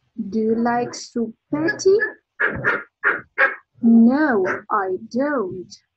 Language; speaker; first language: English; non-native, fluent; Ukrainian